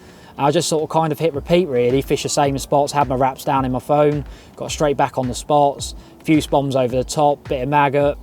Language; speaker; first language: English; native; English